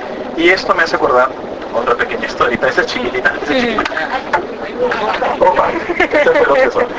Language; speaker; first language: Spanish; native; Spanish